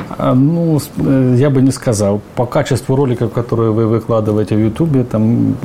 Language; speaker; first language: Russian; native; Russian